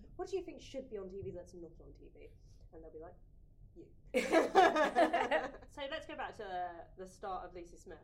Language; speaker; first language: English; native; English